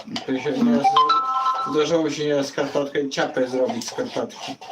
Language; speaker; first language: Polish; native; Polish